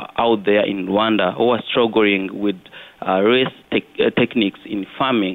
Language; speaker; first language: English; non-native, local second language; Kinyarwanda